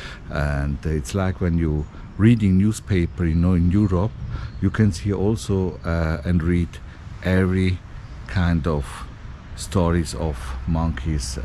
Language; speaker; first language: English; non-native, fluent; Italian